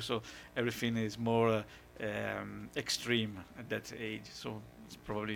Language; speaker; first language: English; non-native, fluent; Italian